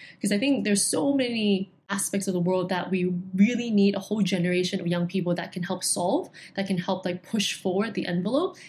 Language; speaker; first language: English; non-native, local second language; Cantonese